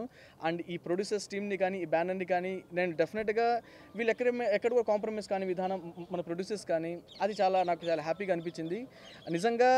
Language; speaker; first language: Telugu; native; Telugu